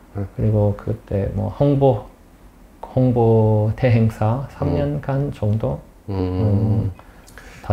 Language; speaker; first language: Korean; non-native, fluent; English